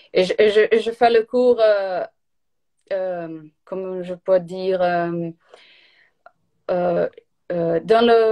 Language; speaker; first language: French; non-native, learner; Portuguese